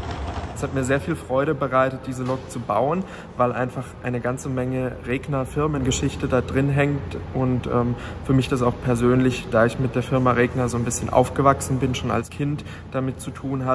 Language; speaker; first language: German; native; German